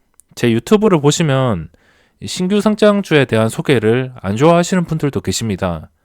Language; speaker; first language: Korean; native; Korean